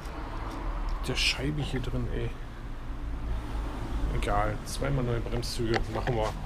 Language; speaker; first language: German; native; German